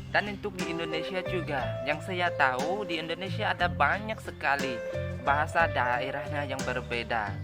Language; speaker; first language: Indonesian; non-native, learner; Khmer